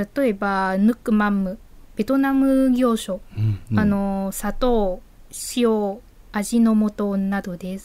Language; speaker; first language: Japanese; non-native, fluent; Vietnamese